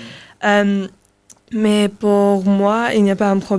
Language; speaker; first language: French; non-native, learner; English